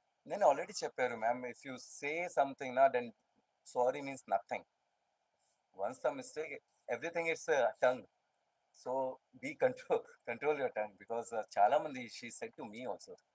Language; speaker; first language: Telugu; non-native, learner; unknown